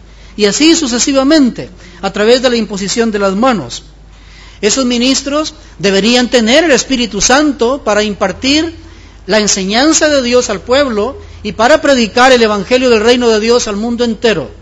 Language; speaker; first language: Spanish; native; Spanish